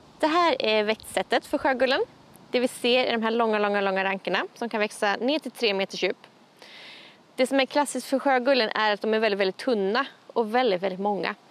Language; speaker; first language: Swedish; native; Swedish